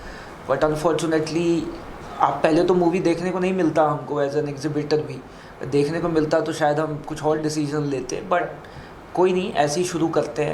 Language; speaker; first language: Hindi; native; Hindi